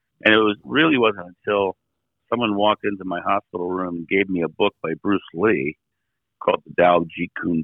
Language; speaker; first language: English; native; English